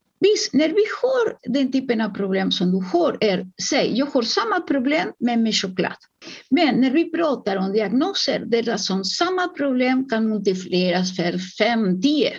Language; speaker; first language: Swedish; non-native, fluent; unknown